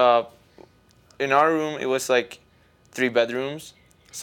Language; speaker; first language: English; non-native, fluent; Czech